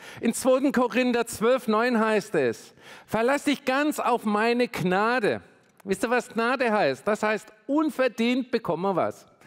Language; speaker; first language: German; native; German